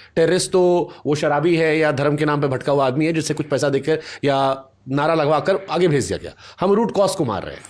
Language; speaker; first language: Hindi; native; Hindi